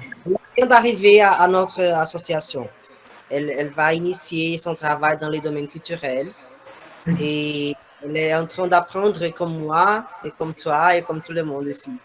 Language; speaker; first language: French; non-native, fluent; Portuguese